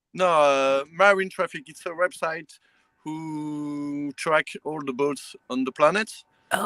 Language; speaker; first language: English; non-native, learner; French